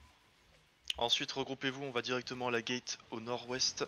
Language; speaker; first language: French; native; French